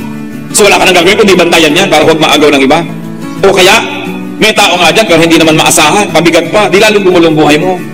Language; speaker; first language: Filipino; native; Filipino